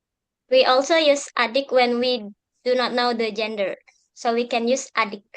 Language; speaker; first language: English; non-native, fluent; Indonesian